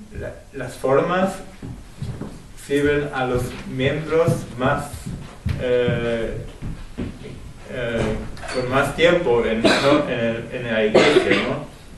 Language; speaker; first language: Spanish; non-native, fluent; German